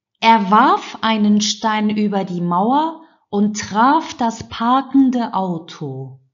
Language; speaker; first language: German; non-native, fluent; Turkish